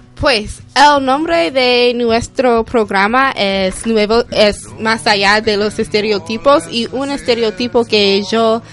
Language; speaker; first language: Spanish; non-native, fluent; English